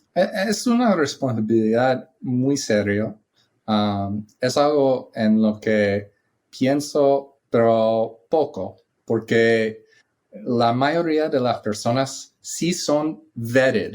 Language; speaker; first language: Spanish; non-native, fluent; English